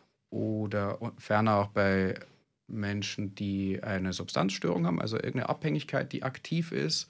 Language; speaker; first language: German; native; German